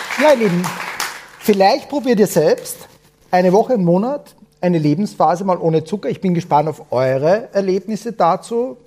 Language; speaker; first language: German; native; German